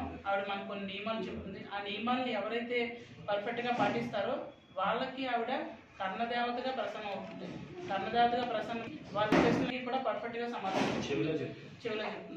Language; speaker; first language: Telugu; native; Telugu